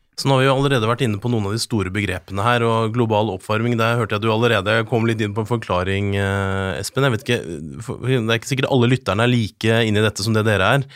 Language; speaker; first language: Norwegian; native; Norwegian